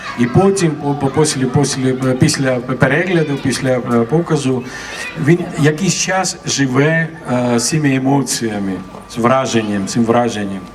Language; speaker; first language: Ukrainian; non-native, fluent; Georgian